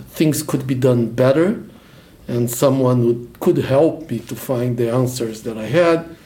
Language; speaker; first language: English; non-native, fluent; Portuguese